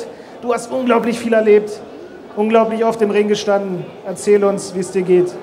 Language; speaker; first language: German; native; German